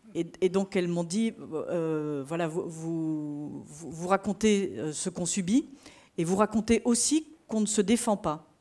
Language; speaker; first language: French; native; French